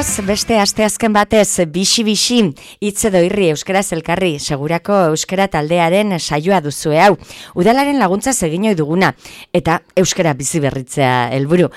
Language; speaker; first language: Basque; native; Basque